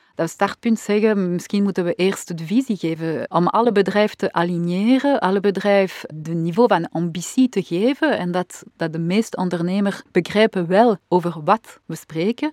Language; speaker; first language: Dutch; non-native, local second language; French